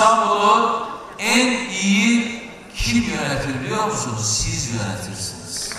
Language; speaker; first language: Turkish; native; Turkish